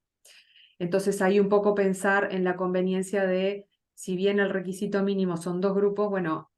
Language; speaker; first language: Spanish; native; Spanish